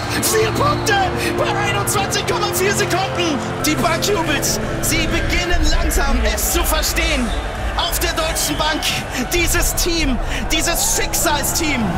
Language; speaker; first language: German; native; German